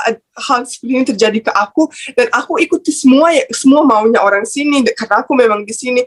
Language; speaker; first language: Indonesian; non-native, fluent; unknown